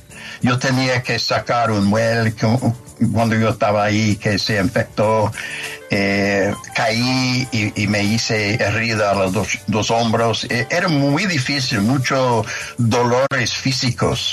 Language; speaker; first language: Spanish; non-native, fluent; English